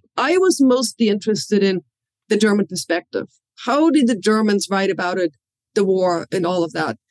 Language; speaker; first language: English; non-native, fluent; German